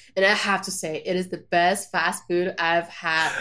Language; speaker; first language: English; non-native, fluent; Spanish